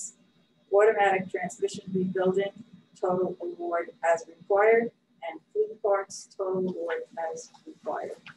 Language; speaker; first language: English; native; English